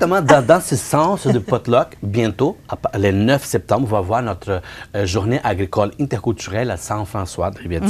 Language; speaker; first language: French; non-native, fluent; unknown